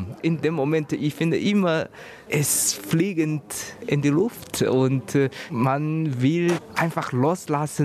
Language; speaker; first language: German; non-native, learner; Chinese